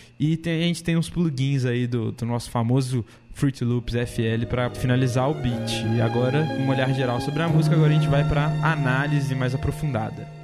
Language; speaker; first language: Portuguese; native; Portuguese